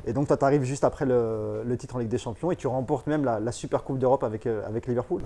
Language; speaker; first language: French; native; French